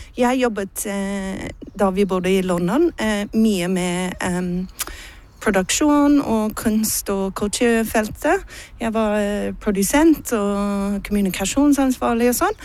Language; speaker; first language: Norwegian; non-native, learner; English